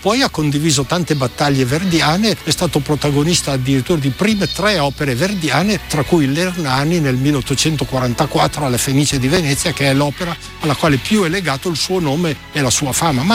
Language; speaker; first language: Italian; native; Italian